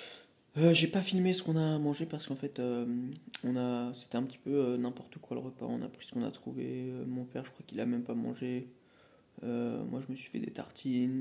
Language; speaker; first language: French; native; French